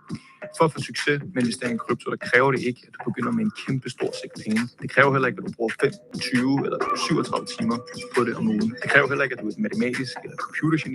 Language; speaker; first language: Danish; native; Danish